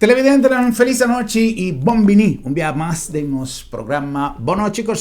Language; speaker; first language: Spanish; non-native, fluent; Papiamento